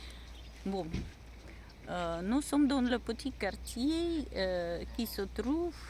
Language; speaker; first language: French; non-native, learner; Russian